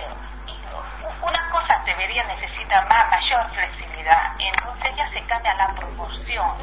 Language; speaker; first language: Spanish; non-native, fluent; Chinese